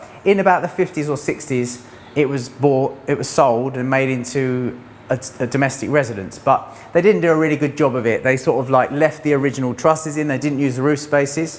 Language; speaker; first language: English; native; English